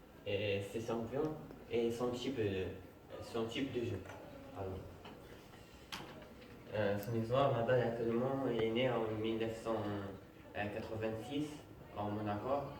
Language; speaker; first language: French; non-native, fluent; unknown